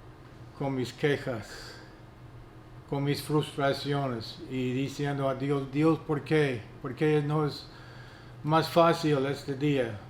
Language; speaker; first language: Spanish; non-native, fluent; English